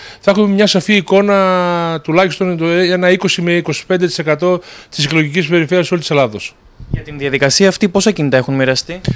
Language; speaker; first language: Greek; native; Greek